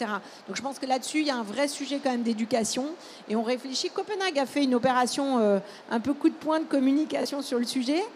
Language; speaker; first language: French; native; French